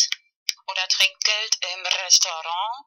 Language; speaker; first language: German; non-native, fluent; Spanish